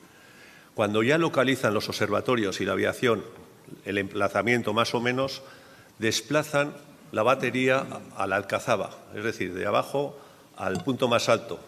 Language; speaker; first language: Spanish; native; Spanish